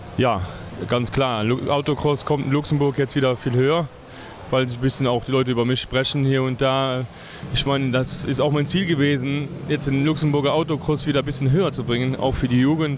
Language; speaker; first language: German; native; German